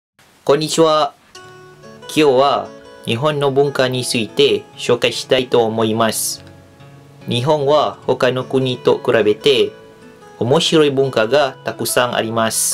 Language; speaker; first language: Japanese; non-native, fluent; Malay